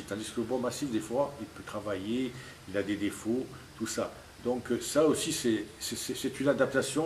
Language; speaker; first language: French; native; French